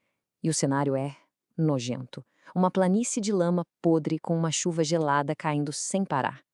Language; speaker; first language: Portuguese; native; Portuguese